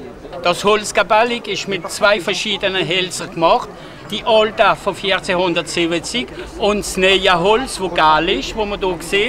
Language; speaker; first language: German; non-native, local second language; French